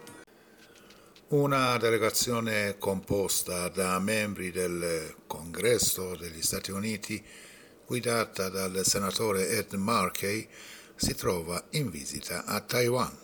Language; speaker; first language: Italian; non-native, fluent; Persian